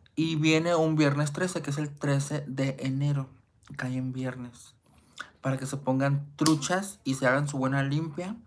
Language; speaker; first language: Spanish; native; Spanish